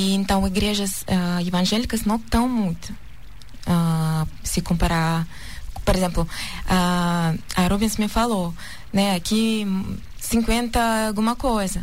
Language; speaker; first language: Portuguese; non-native, learner; Russian